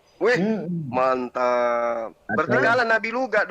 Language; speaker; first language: Indonesian; native; Indonesian